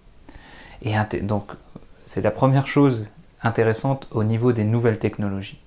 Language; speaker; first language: French; native; French